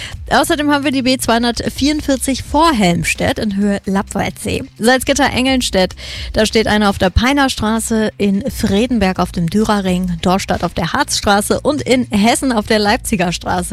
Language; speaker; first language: German; native; German